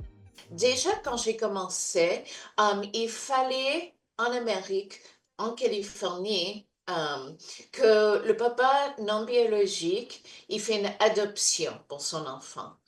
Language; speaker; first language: French; non-native, fluent; English